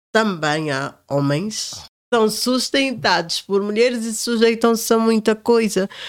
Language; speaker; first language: Portuguese; native; Portuguese